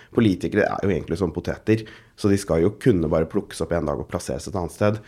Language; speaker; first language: Norwegian; early bilingual, other home language; Urdu